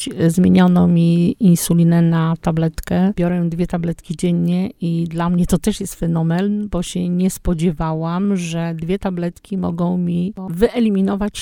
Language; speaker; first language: Polish; native; Polish